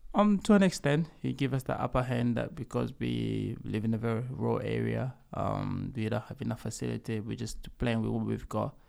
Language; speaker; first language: English; early bilingual, other home language; Lingala